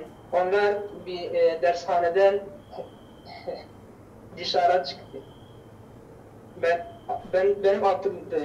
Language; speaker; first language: Turkish; non-native, learner; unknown